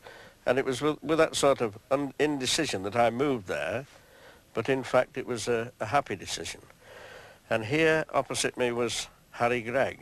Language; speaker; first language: English; native; English